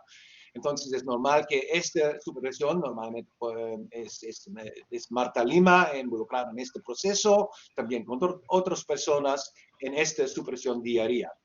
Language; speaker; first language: Spanish; non-native, learner; Dutch